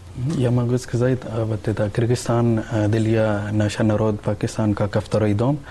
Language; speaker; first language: Russian; non-native, learner; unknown